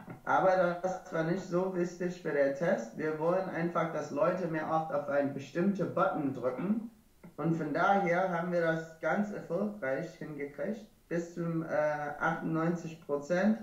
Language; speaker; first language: German; non-native, learner; English